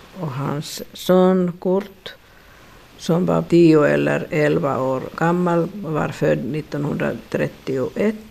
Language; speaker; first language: Swedish; non-native, local second language; Finnish